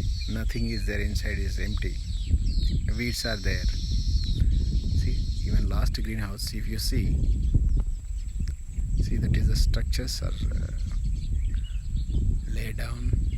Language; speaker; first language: English; non-native, local second language; Telugu